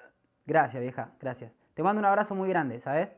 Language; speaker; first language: Spanish; native; Spanish